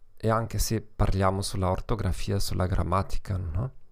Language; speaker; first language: Italian; non-native, learner; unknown